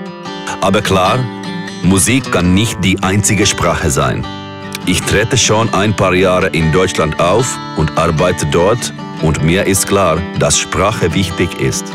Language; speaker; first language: German; non-native, learner; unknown